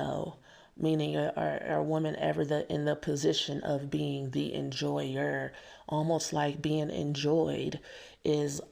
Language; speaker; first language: English; native; English